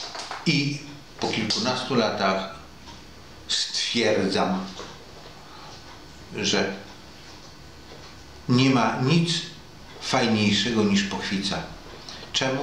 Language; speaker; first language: Polish; native; Polish